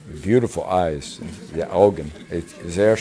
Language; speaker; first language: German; non-native, learner; English